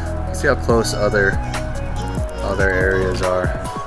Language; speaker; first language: English; early bilingual, other home language; Vietnamese